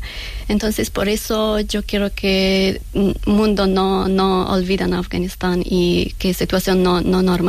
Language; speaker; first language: Spanish; non-native, learner; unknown